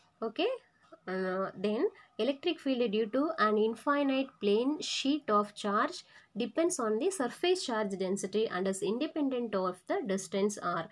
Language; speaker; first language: English; non-native, local second language; Tamil